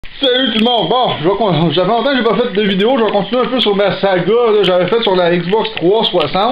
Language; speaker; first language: French; native; French